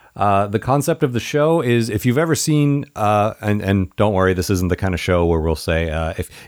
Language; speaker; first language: English; native; English